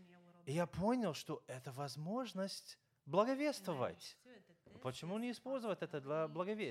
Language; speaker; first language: Russian; non-native, fluent; English